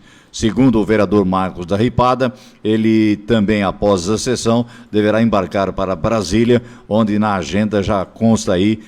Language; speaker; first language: Portuguese; native; Portuguese